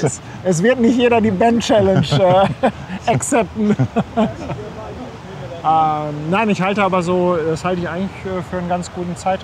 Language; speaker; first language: German; native; German